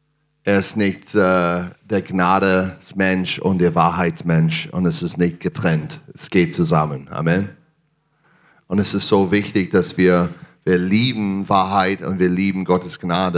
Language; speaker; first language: German; non-native, fluent; English